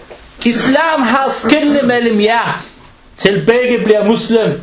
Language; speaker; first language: Danish; non-native, local second language; Arabic